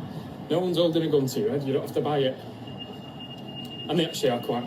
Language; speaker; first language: English; native; English